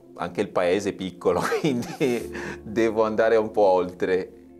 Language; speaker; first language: Italian; non-native, fluent; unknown